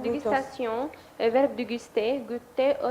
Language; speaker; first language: French; non-native, learner; Arabic